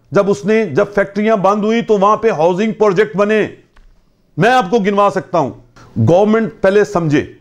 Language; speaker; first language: Urdu; non-native, local second language; Punjabi